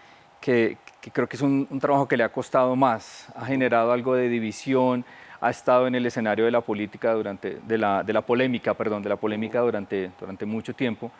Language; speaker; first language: Spanish; native; Spanish